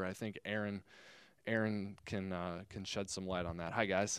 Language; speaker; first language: English; native; English